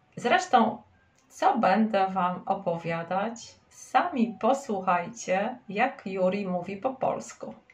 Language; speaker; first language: Polish; native; Polish